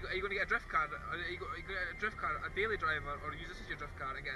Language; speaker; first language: English; native; English